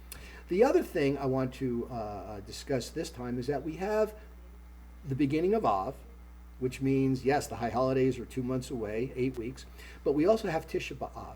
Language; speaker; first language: English; native; English